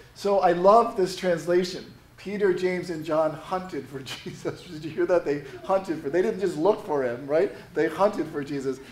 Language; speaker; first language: English; native; English